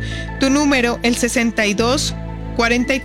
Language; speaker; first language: Spanish; native; Spanish